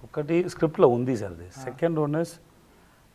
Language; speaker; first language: Telugu; non-native, learner; Tamil